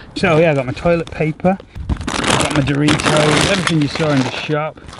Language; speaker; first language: English; native; English